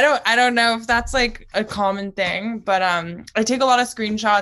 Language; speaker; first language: English; early bilingual, other home language; Japanese